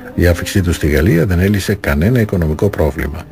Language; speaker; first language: Greek; native; Greek